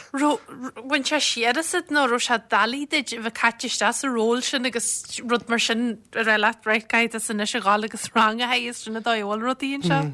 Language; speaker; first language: Irish; native; Irish